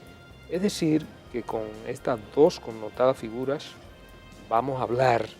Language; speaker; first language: Spanish; native; Spanish